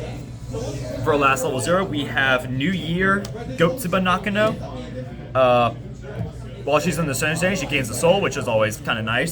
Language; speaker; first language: English; native; English